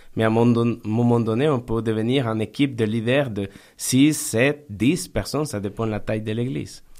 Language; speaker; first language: French; non-native, fluent; Spanish